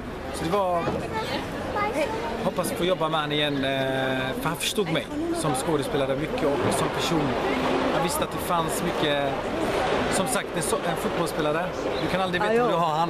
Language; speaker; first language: Swedish; early bilingual, other home language; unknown